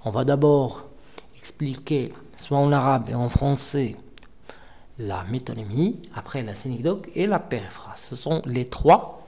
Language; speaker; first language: French; non-native, local second language; Arabic